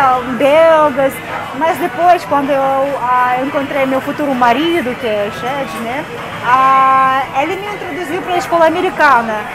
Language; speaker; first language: Portuguese; non-native, fluent; Russian